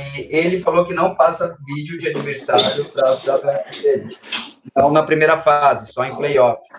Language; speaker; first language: Portuguese; native; Portuguese